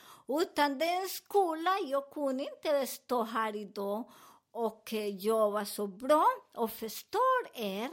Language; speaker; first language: Swedish; non-native, learner; Spanish